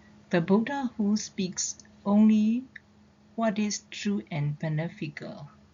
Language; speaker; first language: English; non-native, fluent; Burmese